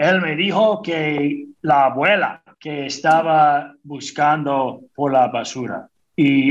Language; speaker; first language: Spanish; non-native, fluent; English